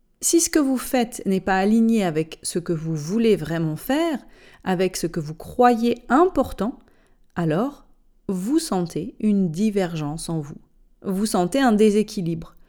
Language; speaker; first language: French; native; French